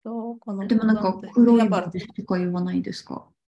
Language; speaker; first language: Japanese; non-native, fluent; Tatar